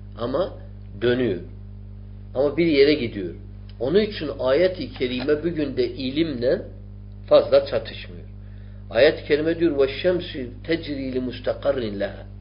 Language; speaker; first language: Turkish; non-native, fluent; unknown